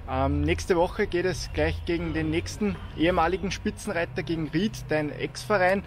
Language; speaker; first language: German; native; German